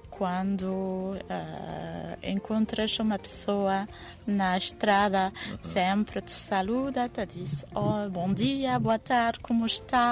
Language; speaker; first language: Portuguese; non-native, fluent; French